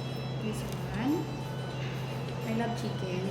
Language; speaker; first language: English; non-native, learner; Filipino